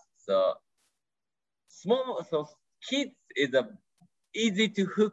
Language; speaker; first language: English; non-native, learner; Japanese